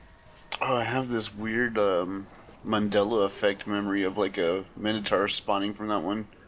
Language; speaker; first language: English; native; English